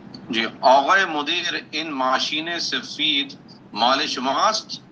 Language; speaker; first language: Persian; non-native, learner; Urdu